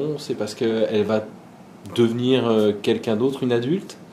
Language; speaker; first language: French; native; French